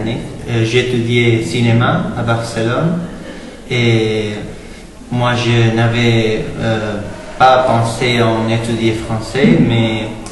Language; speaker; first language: French; non-native, learner; Spanish